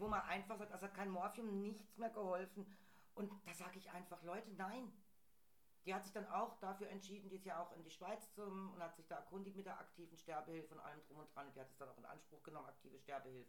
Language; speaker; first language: German; native; German